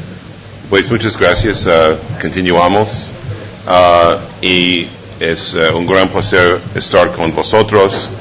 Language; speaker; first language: Spanish; non-native, fluent; English